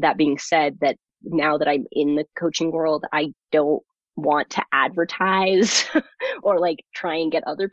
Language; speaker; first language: English; early bilingual, other home language; German